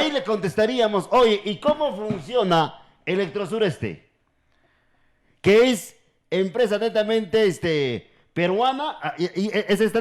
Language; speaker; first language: Spanish; native; Spanish